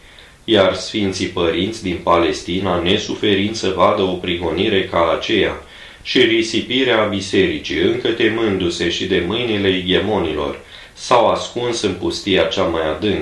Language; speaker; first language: Romanian; native; Romanian